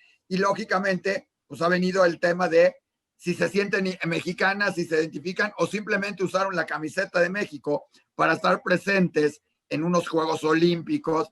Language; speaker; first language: Spanish; native; Spanish